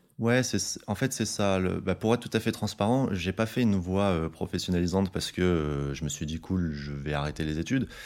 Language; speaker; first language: French; native; French